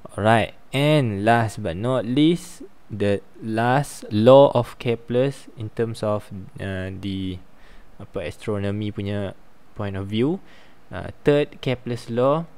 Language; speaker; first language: English; non-native, local second language; Malay